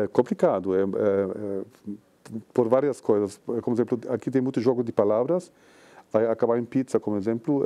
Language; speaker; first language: Portuguese; non-native, fluent; Spanish